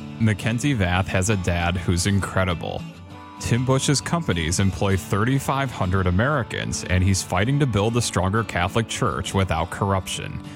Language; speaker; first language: English; native; English